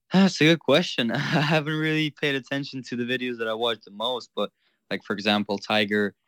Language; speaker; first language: English; non-native, fluent; Ukrainian